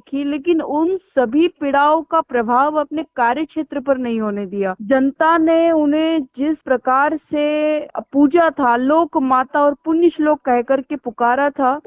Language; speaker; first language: Hindi; native; Hindi